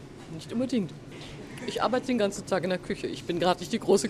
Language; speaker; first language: German; native; German